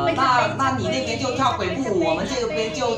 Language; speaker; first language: Chinese; native; Chinese